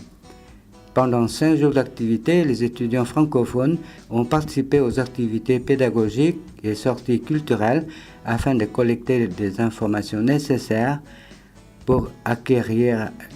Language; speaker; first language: French; non-native, fluent; Lao